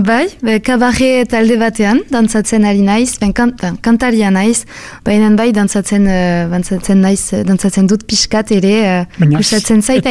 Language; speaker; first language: Basque; non-native, local second language; French